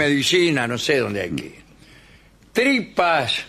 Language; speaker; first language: Spanish; native; Spanish